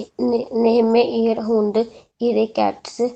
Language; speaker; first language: German; non-native, learner; Hindi